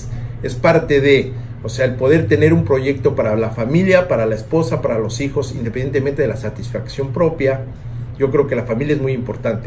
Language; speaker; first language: Spanish; native; Spanish